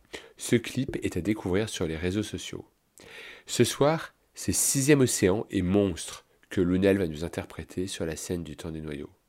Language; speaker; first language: French; native; French